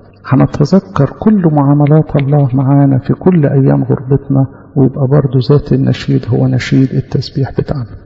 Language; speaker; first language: Arabic; native; Arabic